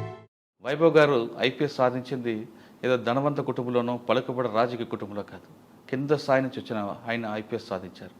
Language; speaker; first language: Telugu; native; Telugu